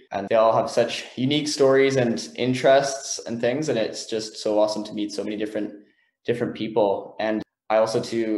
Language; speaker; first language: English; native; English